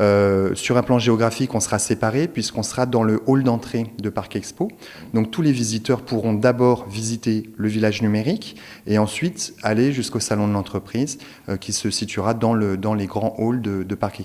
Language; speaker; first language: French; native; French